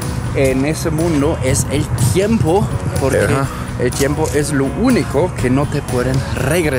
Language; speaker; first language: Spanish; non-native, fluent; German